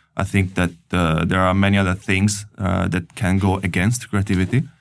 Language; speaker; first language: English; non-native, fluent; Italian